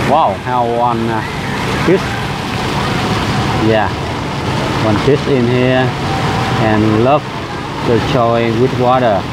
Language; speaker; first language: English; non-native, learner; Vietnamese